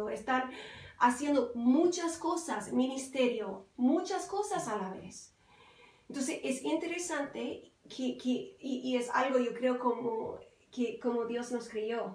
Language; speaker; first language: Spanish; non-native, fluent; English